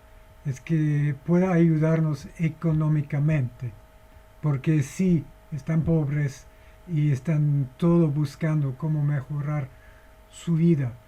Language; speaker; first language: Spanish; non-native, fluent; English